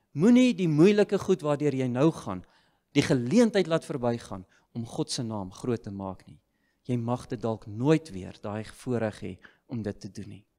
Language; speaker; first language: Afrikaans; native; Afrikaans